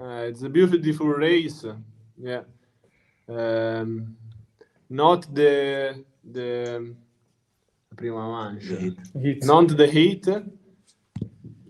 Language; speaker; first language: English; non-native, learner; Italian